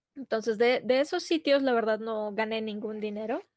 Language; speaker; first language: Spanish; non-native, fluent; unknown